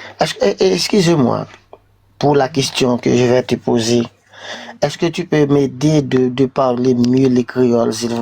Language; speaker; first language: French; non-native, learner; Spanish